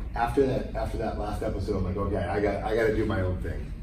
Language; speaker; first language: English; native; English